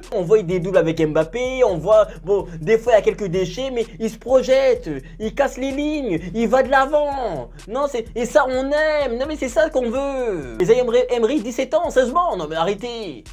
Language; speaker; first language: French; native; French